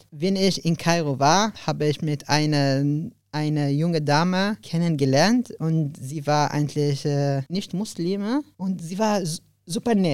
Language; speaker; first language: German; non-native, learner; Arabic